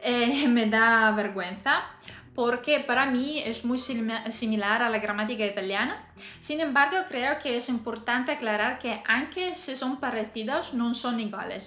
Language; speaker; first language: Spanish; non-native, fluent; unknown